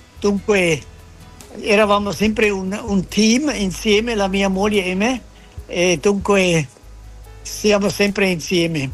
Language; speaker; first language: Italian; non-native, local second language; German